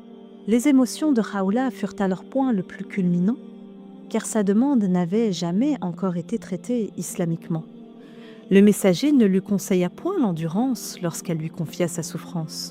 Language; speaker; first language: French; native; French